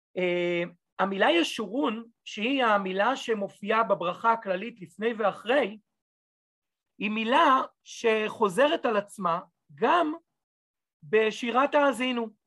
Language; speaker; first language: Hebrew; native; Hebrew